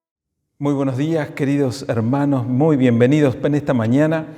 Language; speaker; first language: Spanish; native; Spanish